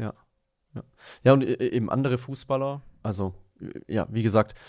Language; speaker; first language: German; native; German